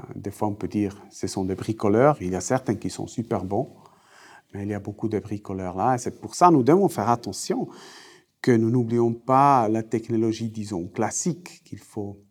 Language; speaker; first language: French; non-native, fluent; German